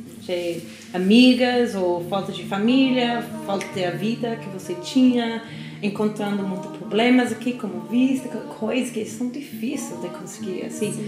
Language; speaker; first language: Portuguese; non-native, learner; English